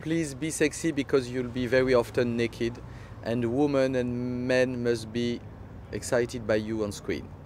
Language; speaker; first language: English; non-native, fluent; French